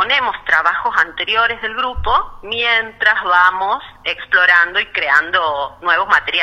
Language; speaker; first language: Spanish; native; Spanish